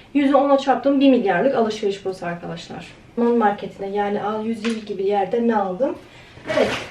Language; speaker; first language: Turkish; early bilingual, heritage; Turkish